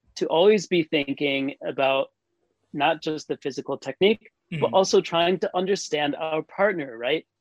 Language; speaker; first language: English; native; English